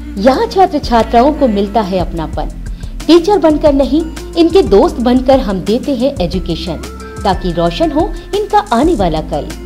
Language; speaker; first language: Hindi; native; Hindi